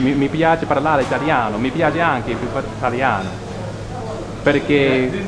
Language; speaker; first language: Italian; non-native, learner; English